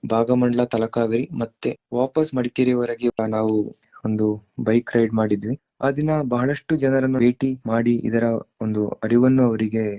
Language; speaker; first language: Kannada; native; Kannada